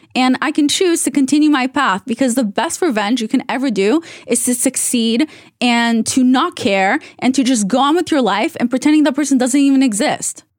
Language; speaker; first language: English; non-native, fluent; Hebrew